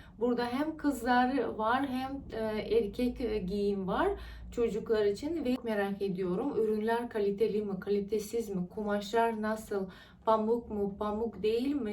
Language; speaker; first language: Turkish; non-native, fluent; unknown